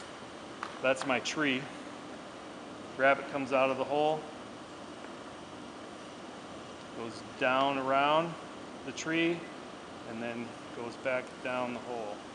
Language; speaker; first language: English; native; English